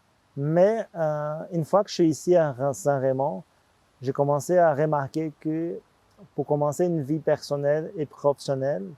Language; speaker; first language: French; non-native, fluent; Portuguese